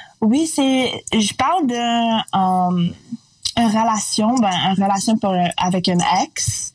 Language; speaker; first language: French; non-native, local second language; English